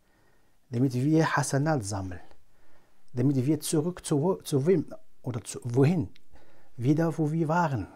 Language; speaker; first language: German; non-native, fluent; Arabic